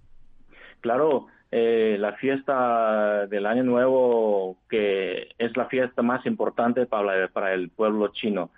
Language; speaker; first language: Spanish; non-native, fluent; Chinese